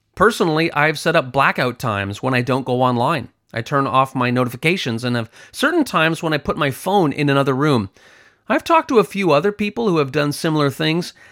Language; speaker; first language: English; native; English